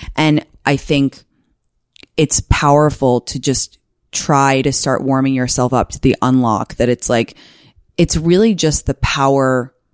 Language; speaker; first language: English; native; English